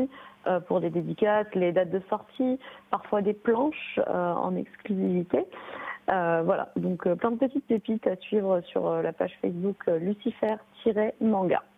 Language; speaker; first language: French; native; French